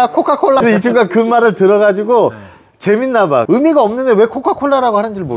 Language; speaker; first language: Korean; native; Korean